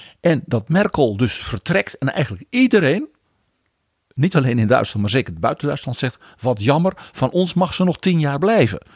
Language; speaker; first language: Dutch; native; Dutch